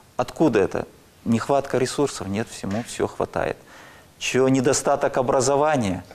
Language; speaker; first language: Russian; native; Russian